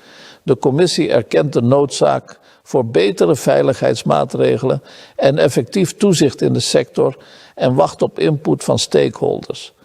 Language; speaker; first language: Dutch; native; Dutch